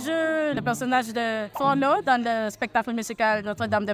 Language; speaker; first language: French; non-native, fluent; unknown